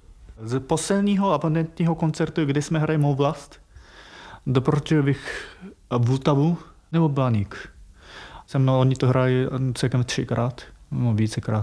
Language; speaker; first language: Czech; non-native, fluent; Japanese